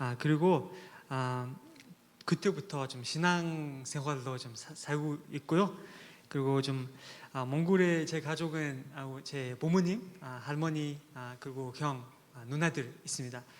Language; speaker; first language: Korean; non-native, learner; Mongolian